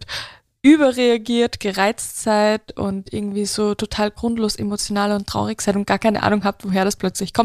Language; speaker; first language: German; native; German